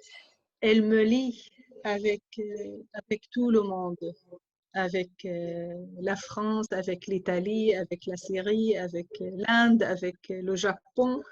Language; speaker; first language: French; non-native, fluent; Arabic